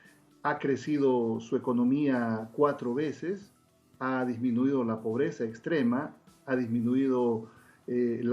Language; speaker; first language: Spanish; native; Spanish